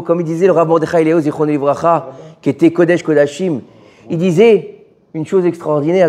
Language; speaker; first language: French; native; French